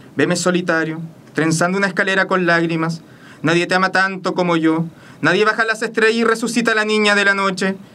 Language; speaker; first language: Spanish; native; Spanish